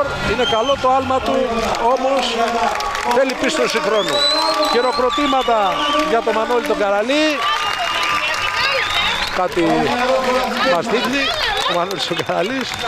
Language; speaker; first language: Greek; native; Greek